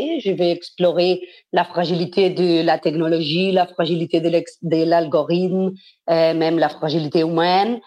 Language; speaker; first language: French; non-native, fluent; Spanish